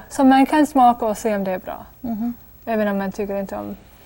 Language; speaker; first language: Swedish; non-native, fluent; English